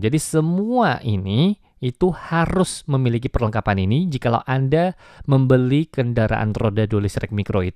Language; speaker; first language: Indonesian; native; Indonesian